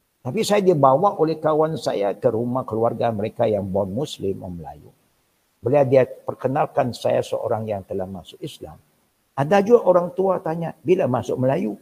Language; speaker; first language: Malay; non-native, local second language; Min Nan Chinese